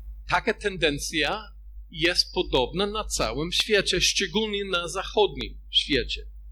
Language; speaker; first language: Polish; non-native, fluent; English